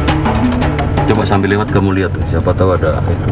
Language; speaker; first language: Indonesian; native; Indonesian